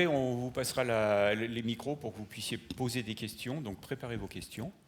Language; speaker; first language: French; native; French